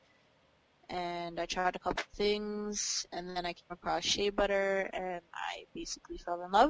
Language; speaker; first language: English; native; English